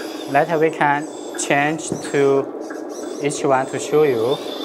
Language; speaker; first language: English; non-native, fluent; Chinese